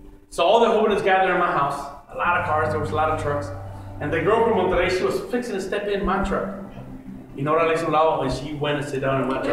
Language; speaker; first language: English; early bilingual, other home language; Spanish